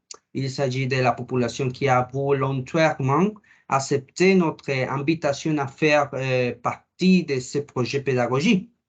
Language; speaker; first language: French; non-native, learner; Spanish